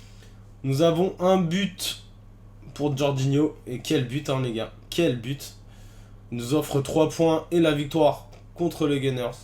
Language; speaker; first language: French; native; French